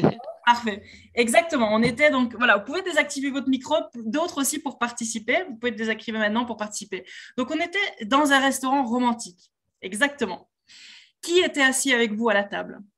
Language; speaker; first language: French; native; French